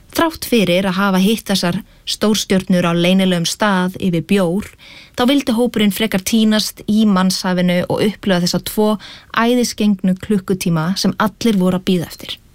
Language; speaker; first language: Icelandic; native; Icelandic